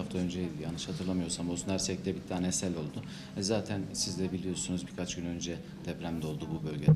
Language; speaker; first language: Turkish; native; Turkish